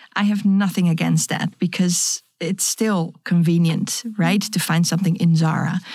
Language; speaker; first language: English; non-native, fluent; Dutch